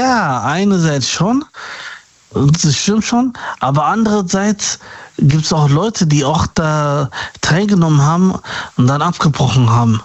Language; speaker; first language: German; native; German